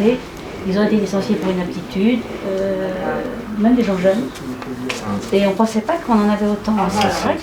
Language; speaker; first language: French; native; French